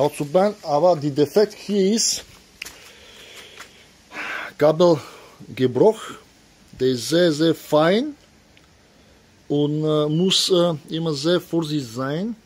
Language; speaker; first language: German; non-native, learner; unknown